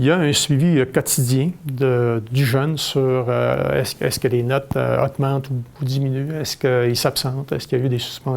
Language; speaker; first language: French; native; French